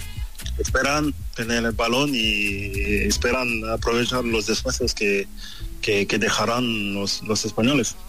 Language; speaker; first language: Spanish; non-native, fluent; French